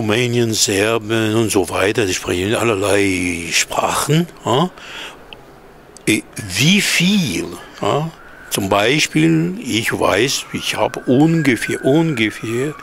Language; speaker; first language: German; non-native, fluent; Hebrew